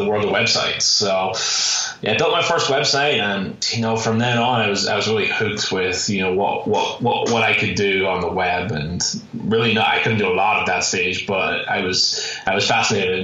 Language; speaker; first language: English; native; English